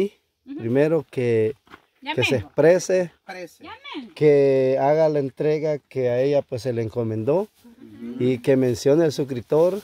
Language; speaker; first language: Spanish; native; Spanish